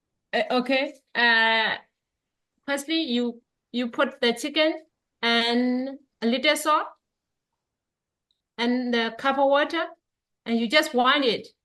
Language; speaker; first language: English; non-native, learner; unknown